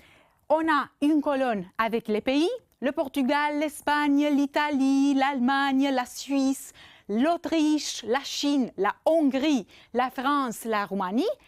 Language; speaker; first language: French; non-native, fluent; Romanian